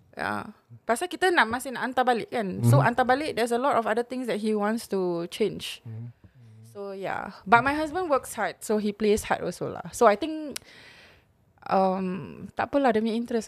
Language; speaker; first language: English; non-native, local second language; Malay